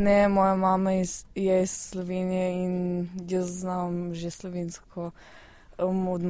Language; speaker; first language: Slovenian; early bilingual, heritage; Slovenian